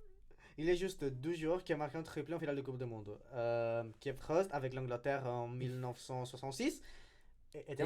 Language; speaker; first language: French; non-native, learner; Spanish